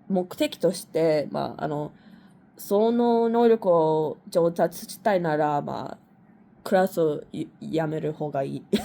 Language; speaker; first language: Japanese; non-native, learner; English